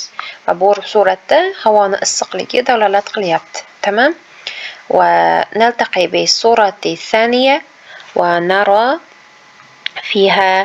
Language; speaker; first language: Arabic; non-native, fluent; Uzbek